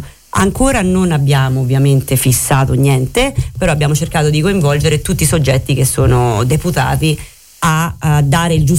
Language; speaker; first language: Italian; native; Italian